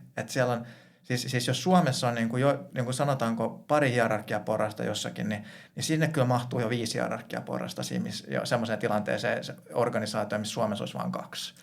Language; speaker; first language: Finnish; native; Finnish